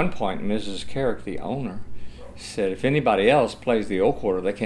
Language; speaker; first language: English; native; English